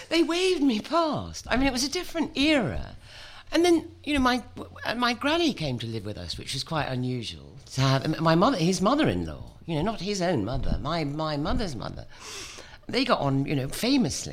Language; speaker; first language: English; native; English